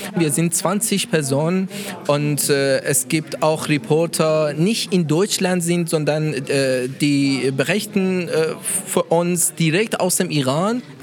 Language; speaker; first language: German; non-native, learner; Persian